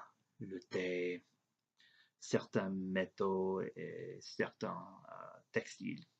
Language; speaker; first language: French; non-native, learner; English